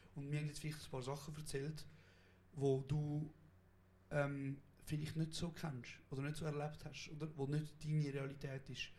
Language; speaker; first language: German; early bilingual, other home language; Kurdish